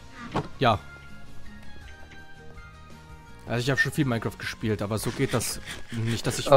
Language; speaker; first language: German; native; German